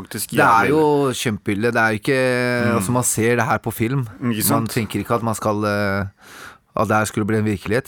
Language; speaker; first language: Norwegian; native; Norwegian